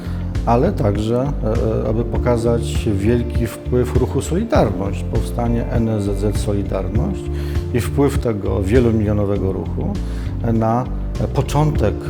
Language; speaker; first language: Polish; native; Polish